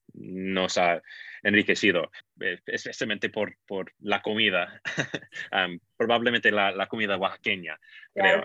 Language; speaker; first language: Spanish; non-native, fluent; English